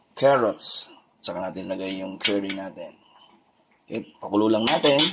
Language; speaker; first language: Filipino; native; Filipino